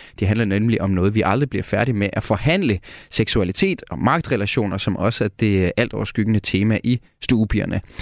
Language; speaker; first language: Danish; native; Danish